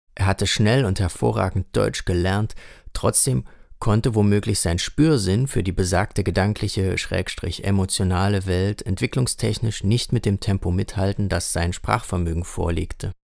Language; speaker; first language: German; native; German